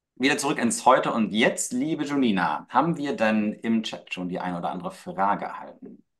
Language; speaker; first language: German; native; German